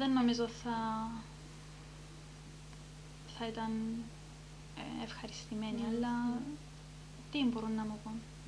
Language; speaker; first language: Greek; early bilingual, heritage; Greek